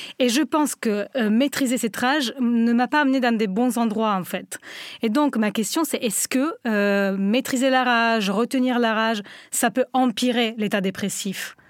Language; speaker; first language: French; non-native, fluent; Italian